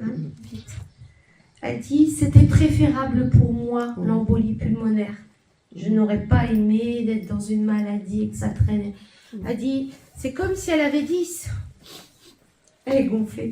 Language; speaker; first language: French; native; French